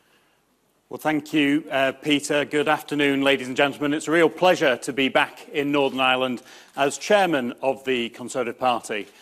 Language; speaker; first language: English; native; English